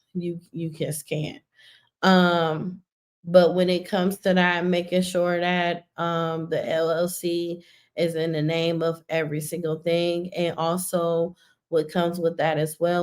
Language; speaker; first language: English; native; English